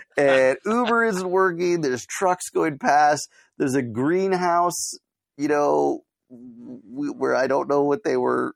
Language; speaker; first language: English; native; English